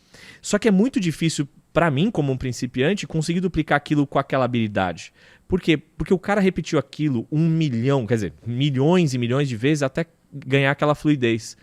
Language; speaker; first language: Portuguese; native; Portuguese